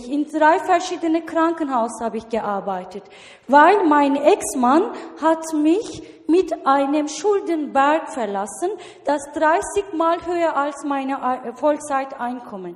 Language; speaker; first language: German; non-native, learner; Turkish